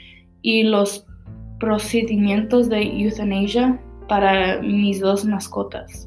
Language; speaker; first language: Spanish; early bilingual, heritage; Spanish